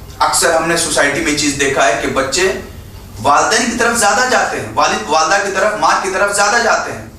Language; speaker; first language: Urdu; native; Urdu